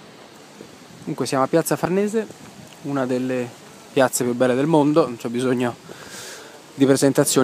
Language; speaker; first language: Italian; native; Italian